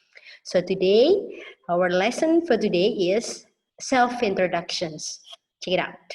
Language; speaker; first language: English; non-native, fluent; Indonesian